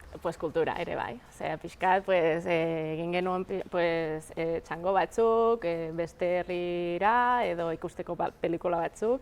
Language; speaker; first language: Basque; non-native, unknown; Catalan